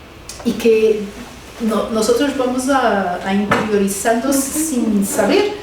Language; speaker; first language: Spanish; non-native, fluent; Portuguese